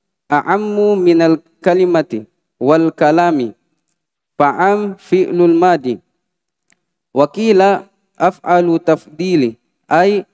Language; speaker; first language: Arabic; non-native, learner; Indonesian